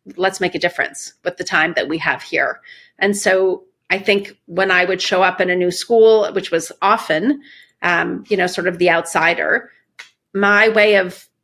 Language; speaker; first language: English; early bilingual, other home language; Persian